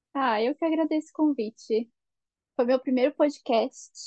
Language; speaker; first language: Portuguese; native; Portuguese